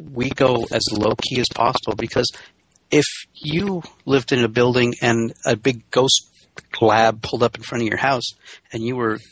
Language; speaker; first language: English; native; English